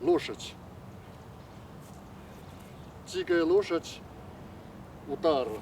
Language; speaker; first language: Russian; non-native, learner; Chinese